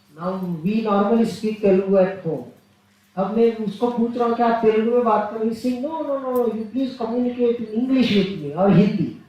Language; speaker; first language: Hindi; non-native, local second language; Telugu